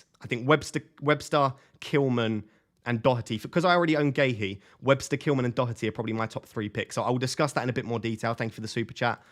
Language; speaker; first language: English; native; English